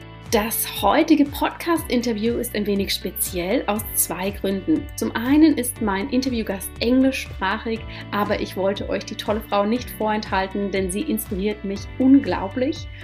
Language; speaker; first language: German; native; German